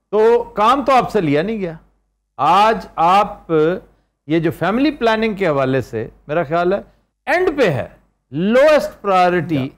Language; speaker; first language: Urdu; non-native, local second language; Punjabi